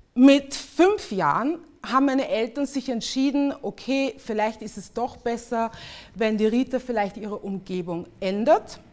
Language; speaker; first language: German; early bilingual, other home language; English